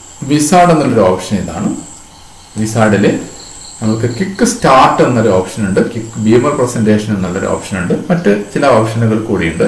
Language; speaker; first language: Malayalam; native; Malayalam